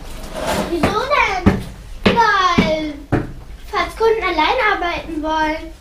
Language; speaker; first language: German; native; German